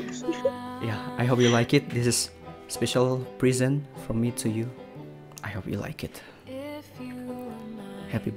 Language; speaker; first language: English; non-native, learner; Indonesian